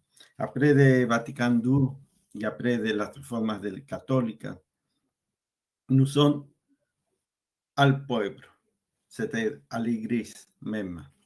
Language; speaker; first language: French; non-native, learner; Spanish